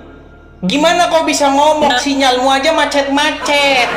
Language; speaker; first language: Indonesian; native; Indonesian